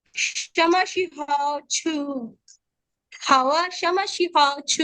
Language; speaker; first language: Chinese; non-native, learner; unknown